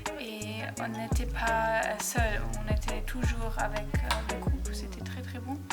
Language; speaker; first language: French; non-native, learner; German